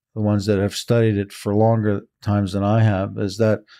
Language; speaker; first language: English; early bilingual, heritage; Hebrew